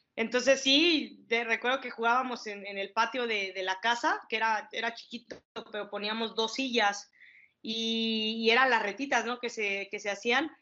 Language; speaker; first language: Spanish; native; Spanish